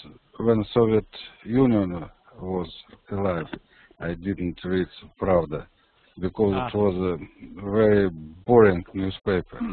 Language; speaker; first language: English; non-native, learner; Russian